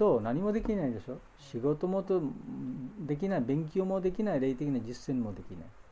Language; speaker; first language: Japanese; non-native, fluent; Bangla